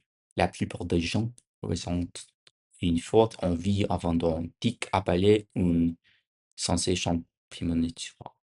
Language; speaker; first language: French; non-native, learner; English